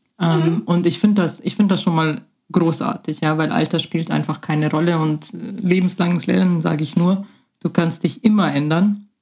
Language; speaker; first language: German; native; German